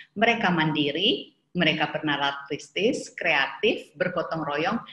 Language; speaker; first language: Indonesian; non-native, local second language; Javanese